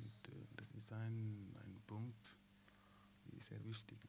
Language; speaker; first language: German; non-native, learner; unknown